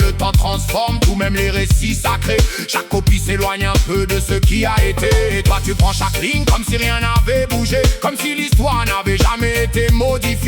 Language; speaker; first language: French; native; French